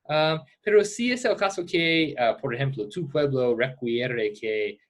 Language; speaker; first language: Spanish; non-native, fluent; English